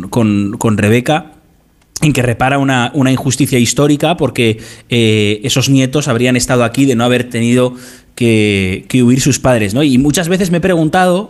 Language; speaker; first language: Spanish; native; Spanish